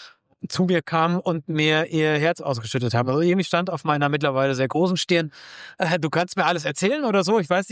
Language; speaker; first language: German; native; German